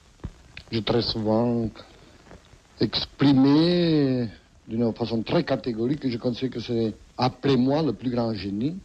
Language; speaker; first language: French; non-native, fluent; Catalan